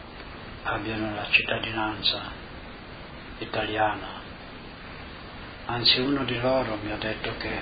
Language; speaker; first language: Italian; non-native, local second language; Slovenian